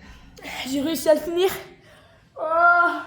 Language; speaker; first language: French; native; French